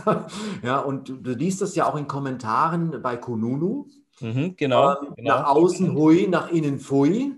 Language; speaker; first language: German; native; German